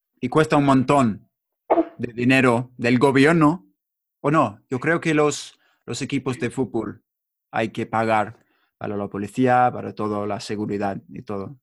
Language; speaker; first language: Spanish; non-native, learner; English